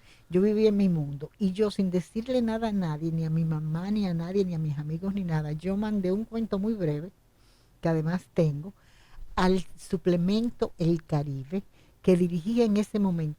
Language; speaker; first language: Spanish; native; Spanish